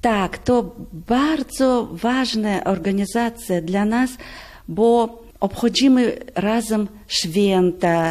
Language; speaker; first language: Polish; non-native, learner; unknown